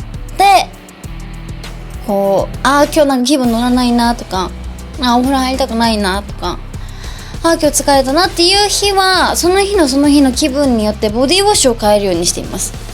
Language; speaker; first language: Japanese; native; Japanese